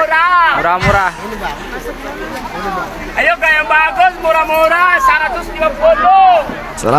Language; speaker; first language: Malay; non-native, learner; Arabic